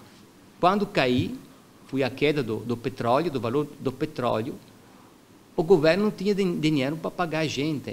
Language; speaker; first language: Portuguese; non-native, fluent; Italian